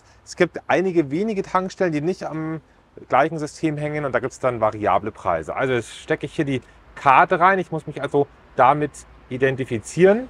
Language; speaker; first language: German; native; German